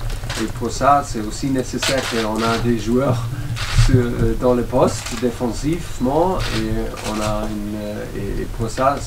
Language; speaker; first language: French; non-native, learner; German